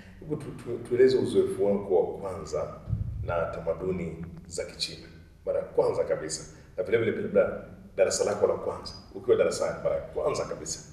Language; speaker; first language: Swahili; native; Swahili